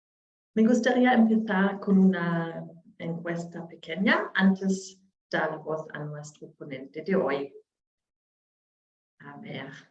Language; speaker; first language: Spanish; non-native, learner; German